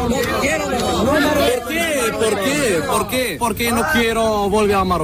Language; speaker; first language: Spanish; non-native, learner; Arabic